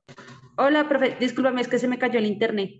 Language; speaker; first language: Spanish; native; Spanish